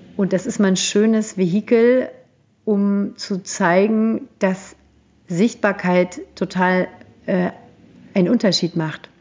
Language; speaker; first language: German; early bilingual, other home language; Turkish